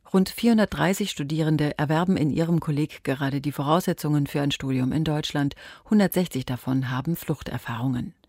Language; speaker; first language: German; native; German